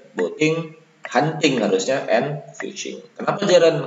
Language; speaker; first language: English; non-native, fluent; Indonesian